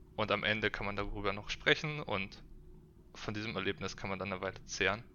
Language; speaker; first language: German; native; German